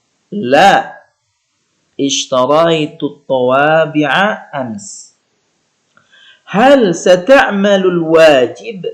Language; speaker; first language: Arabic; non-native, fluent; Indonesian